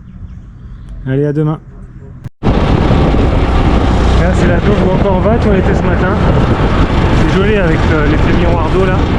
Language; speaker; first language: French; native; French